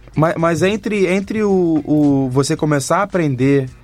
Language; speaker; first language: Portuguese; native; Portuguese